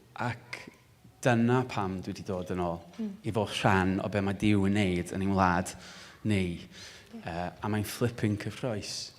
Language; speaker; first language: Welsh; non-native, local second language; English